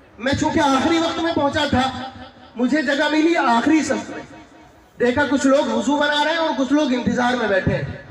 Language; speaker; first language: Urdu; native; Urdu